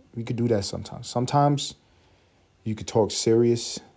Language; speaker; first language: English; native; English